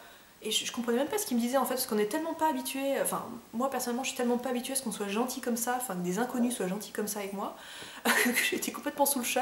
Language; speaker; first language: French; native; French